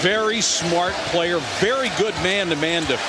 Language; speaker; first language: English; native; English